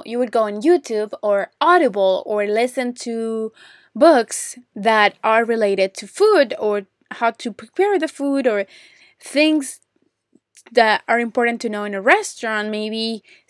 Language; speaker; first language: English; non-native, fluent; Spanish